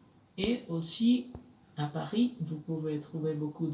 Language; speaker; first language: French; non-native, fluent; Spanish